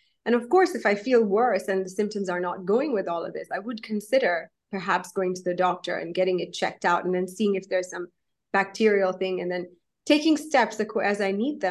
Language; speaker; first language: English; non-native, local second language; Gujarati